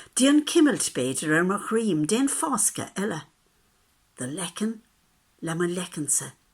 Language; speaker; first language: Irish; native; Irish